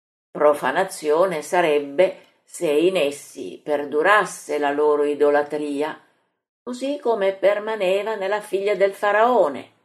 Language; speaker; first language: Italian; native; Italian